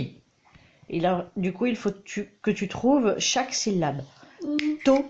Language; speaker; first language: French; native; French